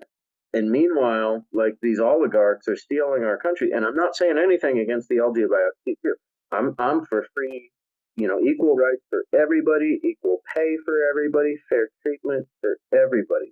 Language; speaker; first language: English; native; English